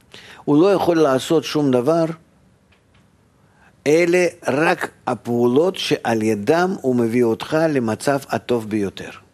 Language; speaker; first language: Hebrew; non-native, fluent; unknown